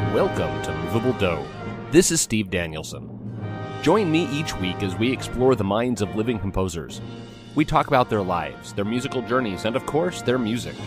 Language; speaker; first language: English; native; English